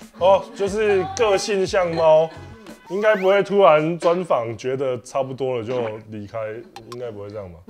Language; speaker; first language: Chinese; native; Chinese